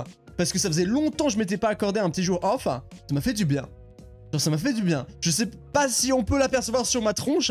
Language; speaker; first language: French; native; French